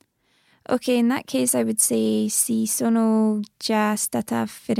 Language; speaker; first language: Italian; non-native, learner; English